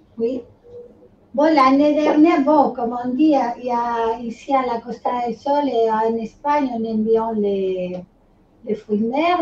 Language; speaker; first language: French; non-native, fluent; Spanish